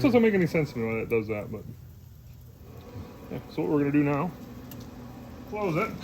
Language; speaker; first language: English; native; English